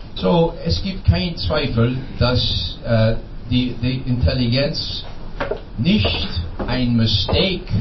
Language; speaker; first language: German; non-native, learner; English